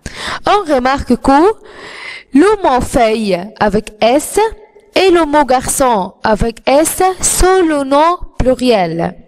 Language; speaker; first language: French; non-native, fluent; Arabic